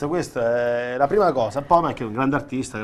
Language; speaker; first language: Italian; native; Italian